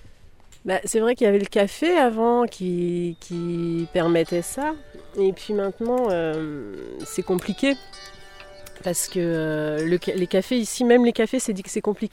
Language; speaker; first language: French; native; French